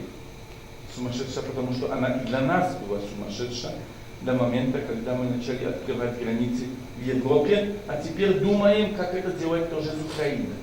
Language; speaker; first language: Russian; non-native, fluent; Polish